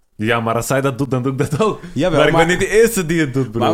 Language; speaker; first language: Dutch; early bilingual, other home language; Turkish